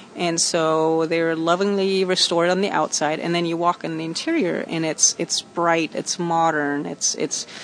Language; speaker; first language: English; non-native, fluent; German